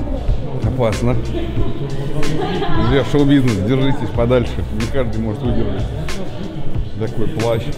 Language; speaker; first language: Russian; native; Russian